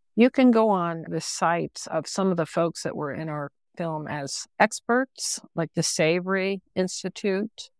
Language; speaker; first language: English; native; English